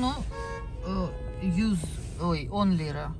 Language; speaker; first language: Turkish; non-native, learner; Russian